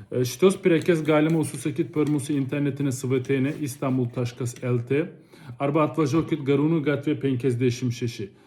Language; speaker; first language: Lithuanian; non-native, learner; Turkish